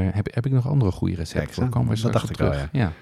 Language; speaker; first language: Dutch; native; Dutch